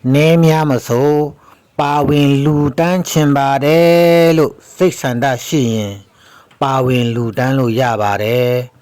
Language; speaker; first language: Burmese; non-native, local second language; Shan